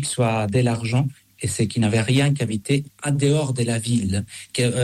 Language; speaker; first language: French; non-native, fluent; Spanish